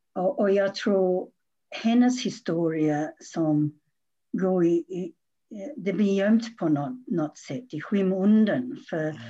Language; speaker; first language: Swedish; non-native, fluent; English